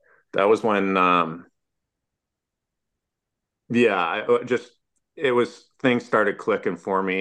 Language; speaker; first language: English; native; English